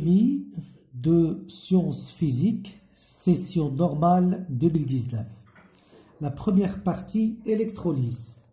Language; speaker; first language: French; non-native, local second language; Arabic